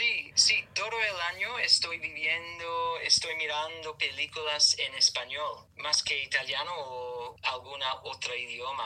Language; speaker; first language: Spanish; non-native, learner; English